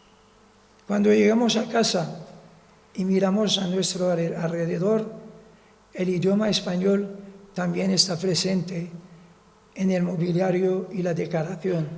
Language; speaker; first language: Spanish; non-native, fluent; Arabic